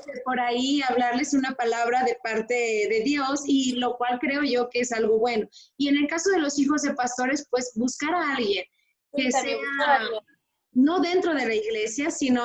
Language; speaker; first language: Spanish; native; Spanish